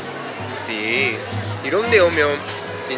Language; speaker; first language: Spanish; non-native, learner; Japanese